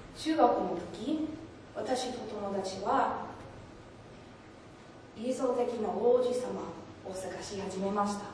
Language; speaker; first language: Japanese; non-native, learner; English